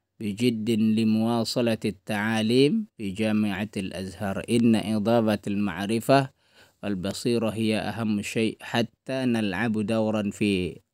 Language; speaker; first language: Arabic; non-native, fluent; Indonesian